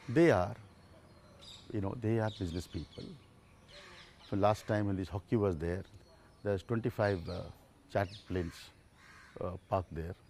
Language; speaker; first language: English; non-native, local second language; Odia